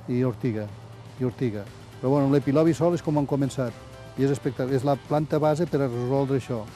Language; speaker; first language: Catalan; native; Catalan